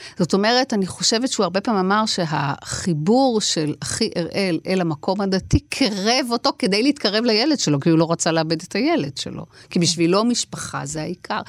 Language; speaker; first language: Hebrew; native; Hebrew